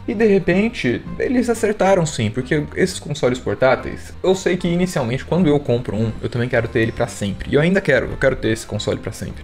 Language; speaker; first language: Portuguese; native; Portuguese